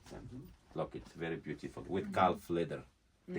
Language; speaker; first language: English; non-native, learner; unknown